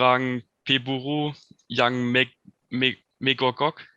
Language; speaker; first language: Indonesian; non-native, learner; German